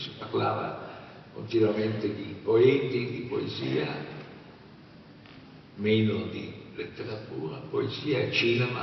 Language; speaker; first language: Italian; native; Italian